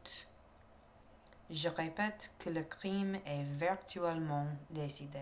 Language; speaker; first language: French; non-native, learner; English